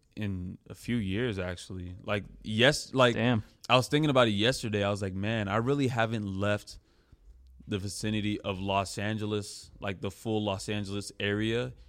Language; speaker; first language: English; early bilingual, other home language; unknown